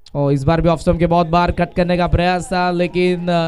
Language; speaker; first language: Hindi; non-native, local second language; Marathi